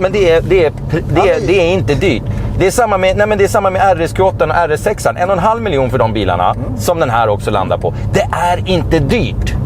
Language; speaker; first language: Swedish; native; Swedish